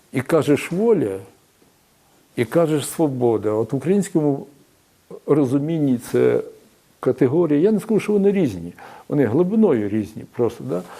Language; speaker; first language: Ukrainian; native; Ukrainian